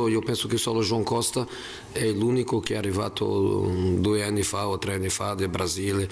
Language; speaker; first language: Italian; non-native, fluent; Portuguese